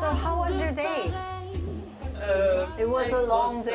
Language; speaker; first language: English; non-native, fluent; Korean